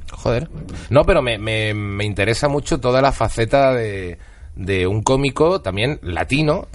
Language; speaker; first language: Spanish; native; Spanish